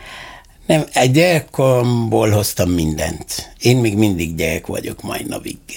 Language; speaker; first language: Hungarian; non-native, fluent; Arabic